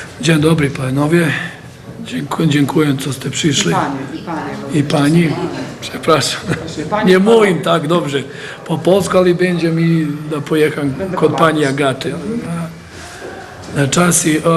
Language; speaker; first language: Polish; non-native, learner; Croatian